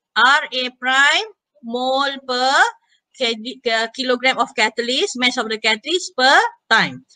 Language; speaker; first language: English; non-native, local second language; Malay